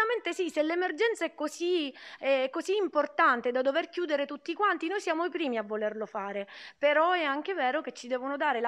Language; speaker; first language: Italian; native; Italian